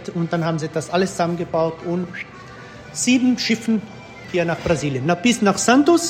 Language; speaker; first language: German; early bilingual, heritage; German